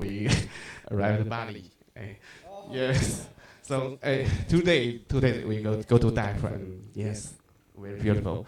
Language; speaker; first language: English; non-native, learner; Chinese